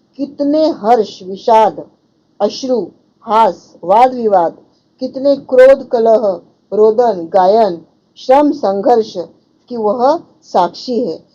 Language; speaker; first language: Hindi; non-native, local second language; Marathi